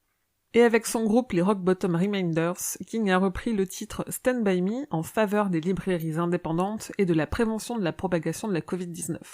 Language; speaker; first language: French; native; French